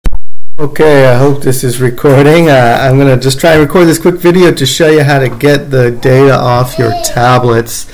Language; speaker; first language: English; native; English